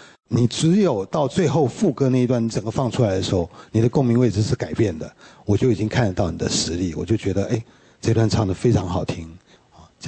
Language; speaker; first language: Chinese; native; Chinese